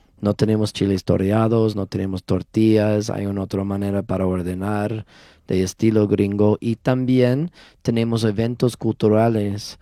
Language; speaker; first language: Spanish; non-native, learner; English